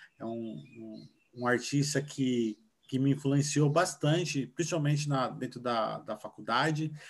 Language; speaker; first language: Portuguese; native; Portuguese